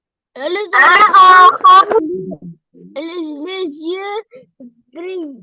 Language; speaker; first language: French; non-native, learner; Arabic